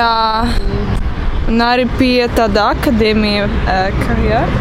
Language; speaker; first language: Latvian; non-native, local second language; Russian